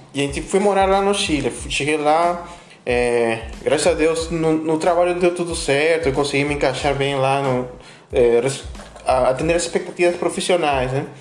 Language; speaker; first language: Portuguese; non-native, fluent; Spanish